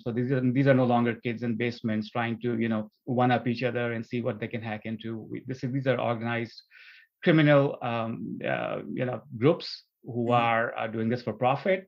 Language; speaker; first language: English; non-native, local second language; Urdu